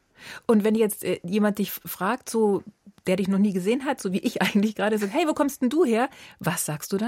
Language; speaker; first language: German; native; German